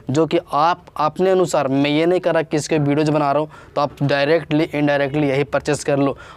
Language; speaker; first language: Hindi; native; Hindi